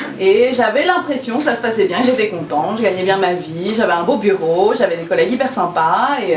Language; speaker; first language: French; early bilingual, other home language; Korean